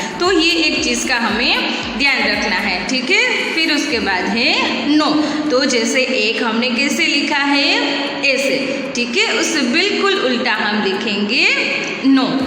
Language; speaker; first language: Hindi; non-native, local second language; Gujarati